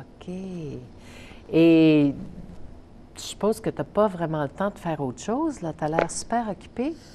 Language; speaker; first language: French; native; French